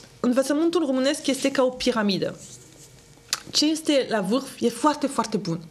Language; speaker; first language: Romanian; non-native, fluent; French